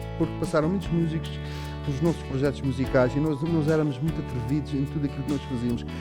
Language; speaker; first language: Portuguese; early bilingual, other home language; Kabuverdianu